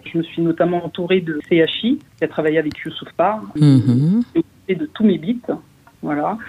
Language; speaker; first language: French; native; French